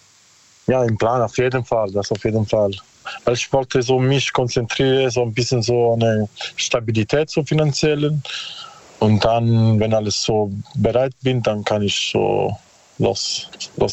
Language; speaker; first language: German; non-native, learner; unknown